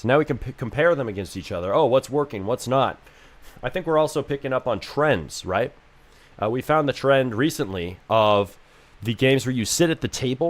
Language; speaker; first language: English; native; English